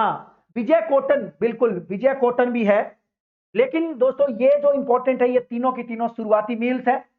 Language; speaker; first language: Hindi; native; Hindi